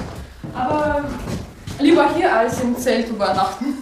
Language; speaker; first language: German; non-native, fluent; Russian